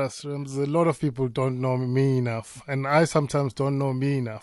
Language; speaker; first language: English; non-native, local second language; Zulu